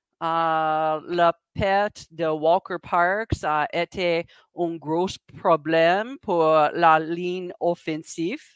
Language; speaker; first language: French; non-native, learner; English